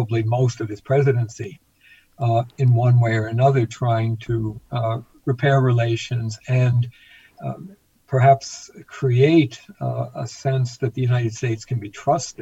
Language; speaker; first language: English; native; English